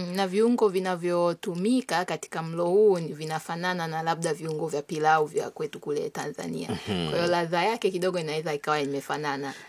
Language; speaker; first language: Swahili; native; Swahili